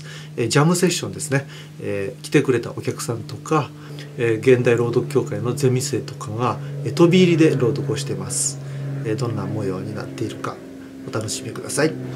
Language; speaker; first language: Japanese; native; Japanese